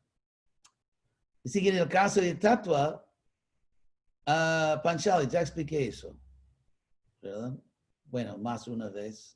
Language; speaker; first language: Spanish; non-native, fluent; English